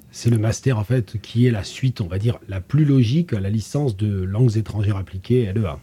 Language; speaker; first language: French; native; French